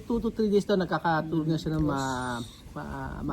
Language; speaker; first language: Filipino; native; Filipino